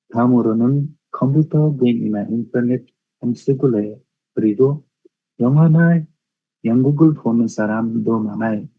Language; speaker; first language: Korean; non-native, learner; Nepali